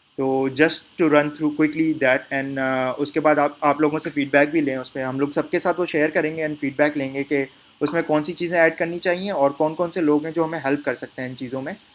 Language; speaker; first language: Urdu; native; Urdu